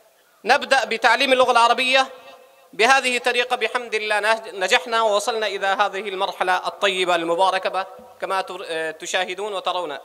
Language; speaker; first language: Arabic; non-native, fluent; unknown